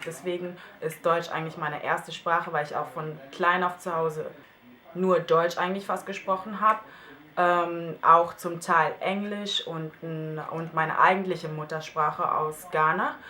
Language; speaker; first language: German; early bilingual, other home language; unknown